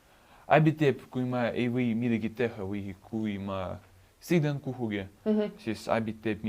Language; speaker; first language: Estonian; non-native, local second language; Russian